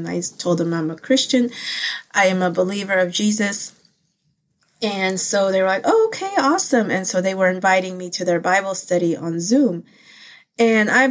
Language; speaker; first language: English; early bilingual, other home language; Pangasinan